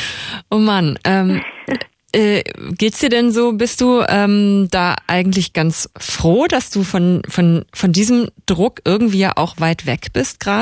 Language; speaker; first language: German; native; German